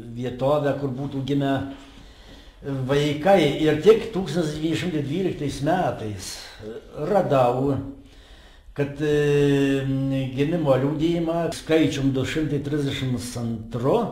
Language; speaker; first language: Lithuanian; native; Lithuanian